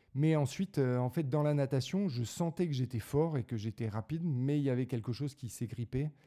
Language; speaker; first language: French; native; French